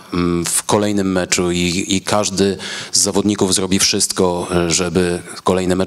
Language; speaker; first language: Polish; native; Polish